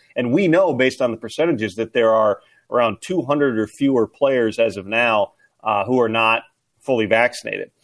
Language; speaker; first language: English; native; English